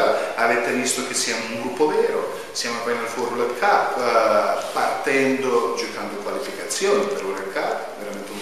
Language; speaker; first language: Italian; non-native, fluent; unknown